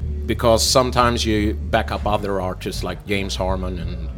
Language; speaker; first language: English; non-native, fluent; Swedish